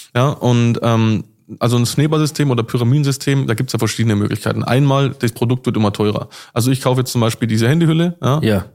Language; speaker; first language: German; native; German